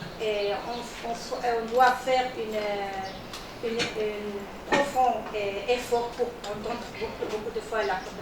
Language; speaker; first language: French; non-native, learner; Spanish